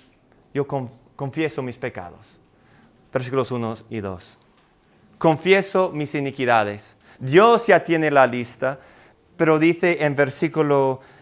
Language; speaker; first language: Spanish; non-native, fluent; English